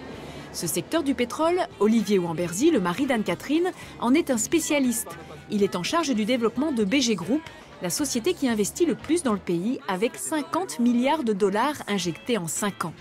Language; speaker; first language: French; native; French